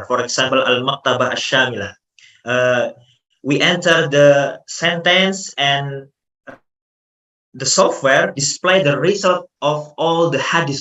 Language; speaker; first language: English; non-native, fluent; Indonesian